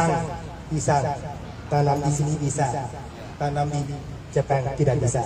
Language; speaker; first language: Indonesian; non-native, learner; Thai